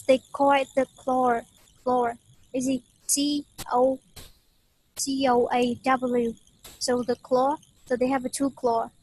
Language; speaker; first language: English; non-native, fluent; Vietnamese